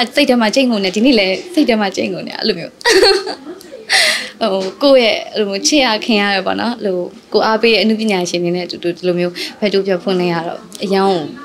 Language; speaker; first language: Burmese; native; Burmese